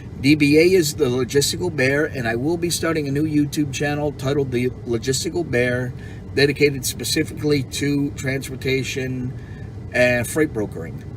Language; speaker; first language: English; native; English